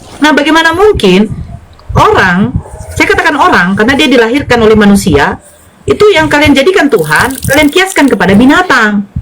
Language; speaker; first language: Indonesian; native; Indonesian